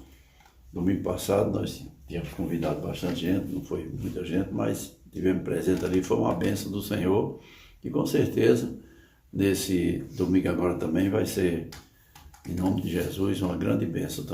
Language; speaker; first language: Portuguese; native; Portuguese